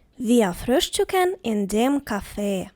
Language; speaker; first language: German; non-native, fluent; Ukrainian